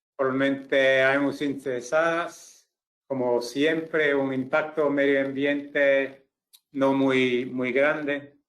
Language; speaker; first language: Spanish; non-native, fluent; English